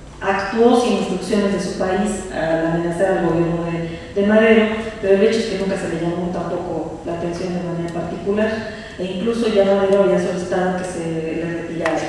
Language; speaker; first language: Spanish; native; Spanish